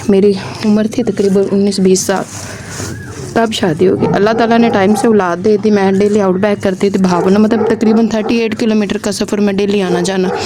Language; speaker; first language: Urdu; non-native, local second language; Punjabi